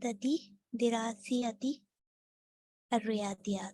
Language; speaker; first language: Arabic; non-native, learner; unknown